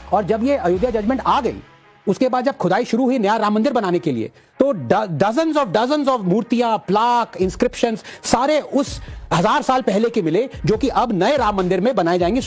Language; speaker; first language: Hindi; non-native, local second language; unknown